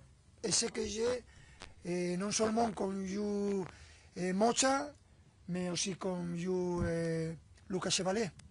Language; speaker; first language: French; non-native, fluent; Spanish